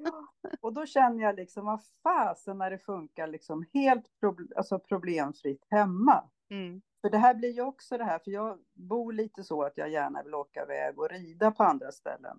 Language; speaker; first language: Swedish; native; Swedish